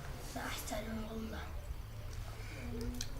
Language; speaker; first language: Arabic; native; Arabic